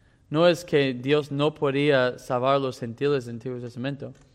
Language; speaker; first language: Spanish; non-native, fluent; English